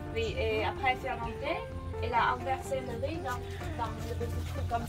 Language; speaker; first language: French; non-native, learner; Khmer